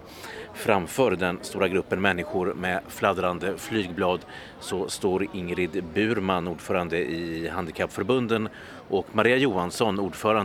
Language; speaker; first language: Swedish; native; Swedish